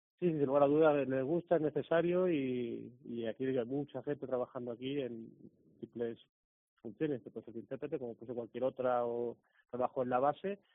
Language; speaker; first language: Spanish; native; Spanish